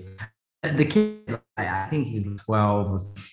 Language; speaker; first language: English; native; English